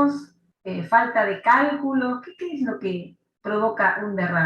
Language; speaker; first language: Spanish; native; Spanish